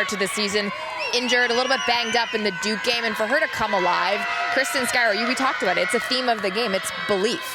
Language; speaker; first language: English; native; English